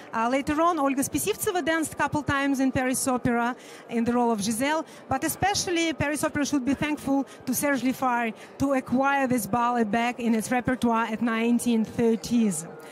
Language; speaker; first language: English; non-native, fluent; Russian